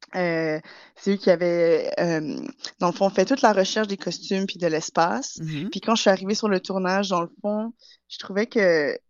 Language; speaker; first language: French; native; French